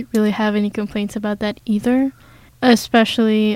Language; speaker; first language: English; non-native, local second language; Filipino